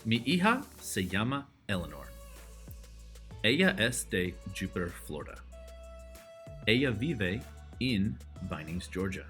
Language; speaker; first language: Spanish; non-native, fluent; English